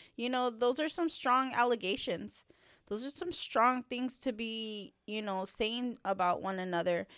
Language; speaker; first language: English; native; English